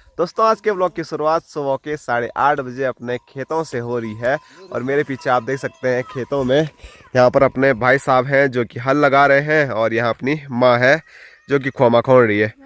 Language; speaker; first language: Hindi; native; Hindi